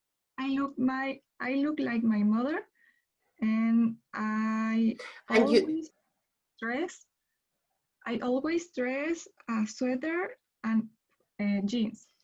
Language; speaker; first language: English; non-native, learner; Spanish